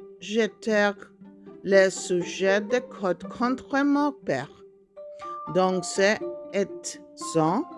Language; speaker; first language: French; non-native, learner; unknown